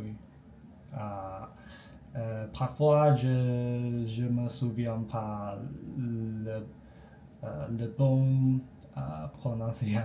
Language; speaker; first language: French; non-native, learner; Chinese